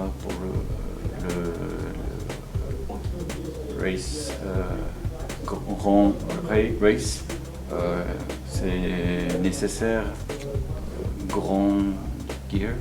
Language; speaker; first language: French; non-native, learner; Japanese